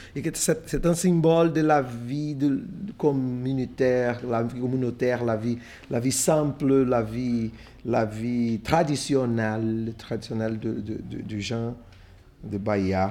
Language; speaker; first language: French; non-native, fluent; Portuguese